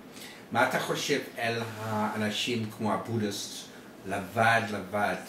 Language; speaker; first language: Hebrew; non-native, learner; English